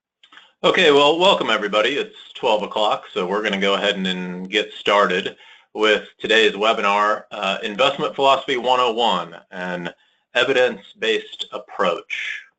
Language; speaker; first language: English; native; English